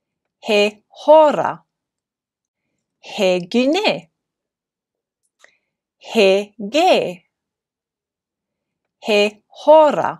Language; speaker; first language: Greek; non-native, fluent; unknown